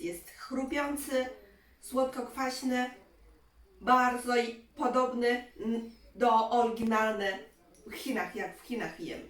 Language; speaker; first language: Polish; non-native, learner; Chinese